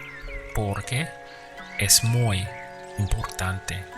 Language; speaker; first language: Spanish; non-native, fluent; English